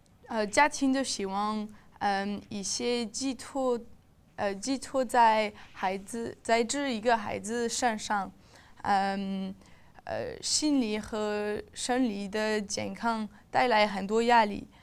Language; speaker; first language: Chinese; non-native, learner; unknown